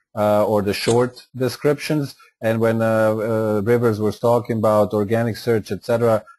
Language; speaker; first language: English; non-native, fluent; Croatian